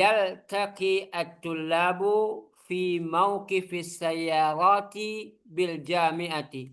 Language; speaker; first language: Arabic; non-native, learner; Indonesian